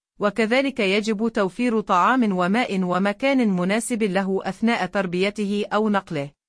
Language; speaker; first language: Arabic; non-native, learner; Uzbek